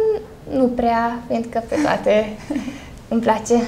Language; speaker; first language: Romanian; non-native, local second language; Hungarian